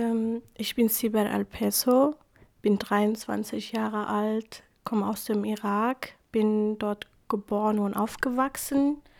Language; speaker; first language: German; non-native, fluent; Kurdish